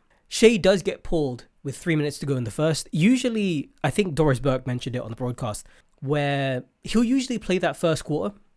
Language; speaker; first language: English; native; English